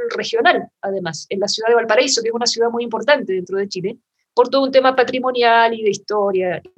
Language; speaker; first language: Spanish; native; Spanish